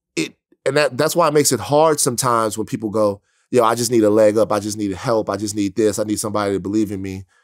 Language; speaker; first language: English; native; English